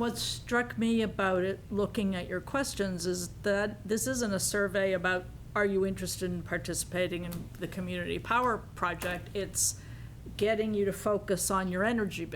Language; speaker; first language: English; native; English